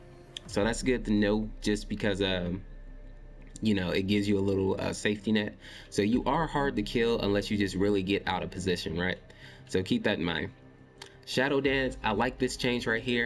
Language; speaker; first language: English; native; English